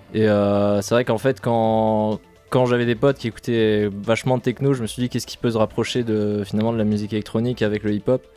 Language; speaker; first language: French; native; French